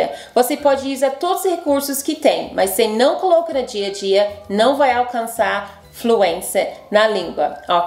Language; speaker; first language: Portuguese; non-native, fluent; English